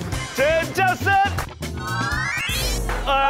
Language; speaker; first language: Chinese; native; Chinese